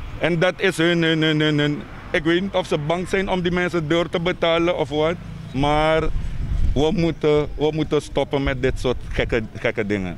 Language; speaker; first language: Dutch; native; Dutch